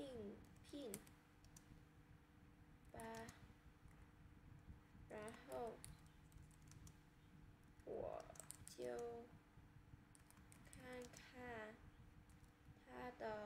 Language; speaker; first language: Chinese; non-native, learner; Vietnamese